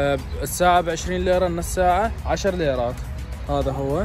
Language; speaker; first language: Arabic; native; Arabic